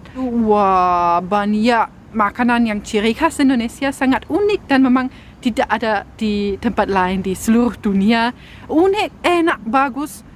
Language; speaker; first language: Indonesian; non-native, fluent; German